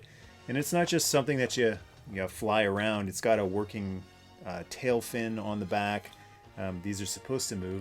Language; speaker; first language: English; native; English